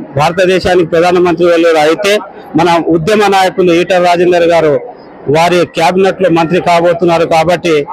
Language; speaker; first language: Telugu; non-native, local second language; Lambadi